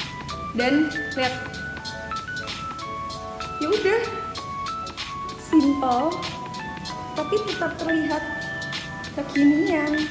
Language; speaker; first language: Indonesian; native; Indonesian